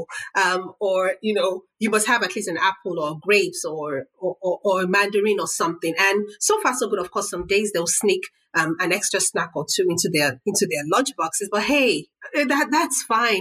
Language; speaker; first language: English; non-native, local second language; Yoruba